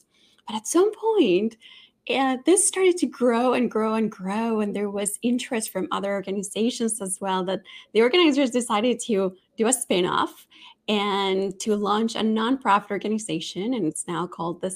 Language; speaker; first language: English; non-native, fluent; Spanish